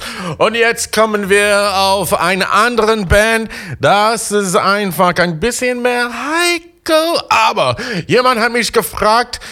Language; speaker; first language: German; non-native, fluent; English